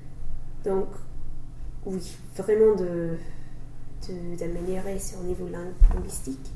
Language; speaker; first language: French; non-native, fluent; English